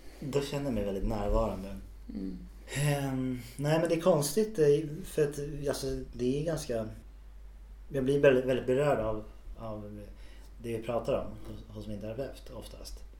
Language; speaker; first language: Swedish; native; Swedish